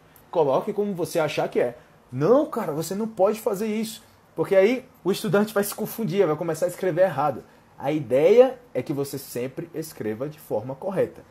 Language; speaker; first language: Portuguese; native; Portuguese